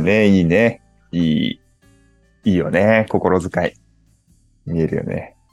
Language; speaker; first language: Japanese; native; Japanese